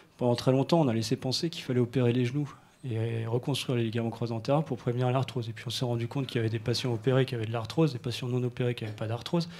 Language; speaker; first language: French; native; French